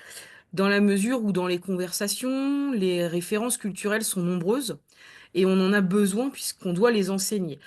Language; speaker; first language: French; native; French